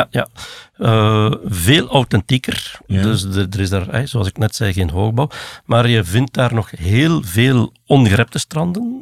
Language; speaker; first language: Dutch; native; Dutch